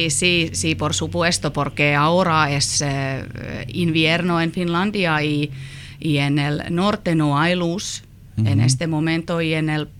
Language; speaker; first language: Spanish; non-native, learner; Finnish